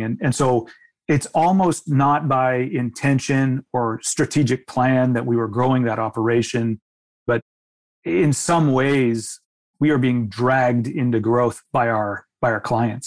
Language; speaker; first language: English; native; English